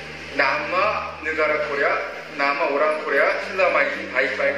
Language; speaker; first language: Indonesian; non-native, fluent; Korean